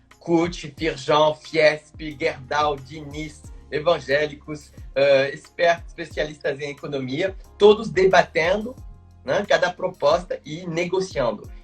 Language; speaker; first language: Portuguese; non-native, fluent; French